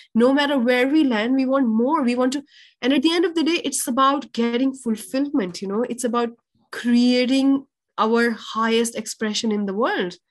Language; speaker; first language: English; non-native, local second language; Urdu